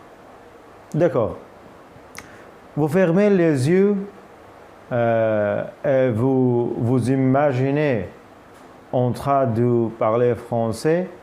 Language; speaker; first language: French; non-native, fluent; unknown